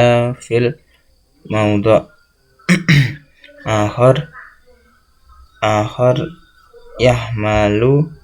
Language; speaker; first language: Arabic; non-native, learner; Indonesian